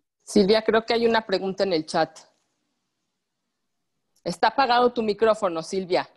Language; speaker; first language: Spanish; native; Spanish